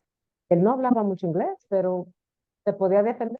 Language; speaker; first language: Spanish; early bilingual, heritage; Spanish